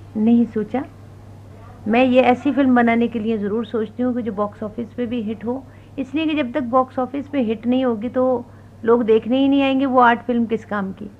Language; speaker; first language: Urdu; native; Urdu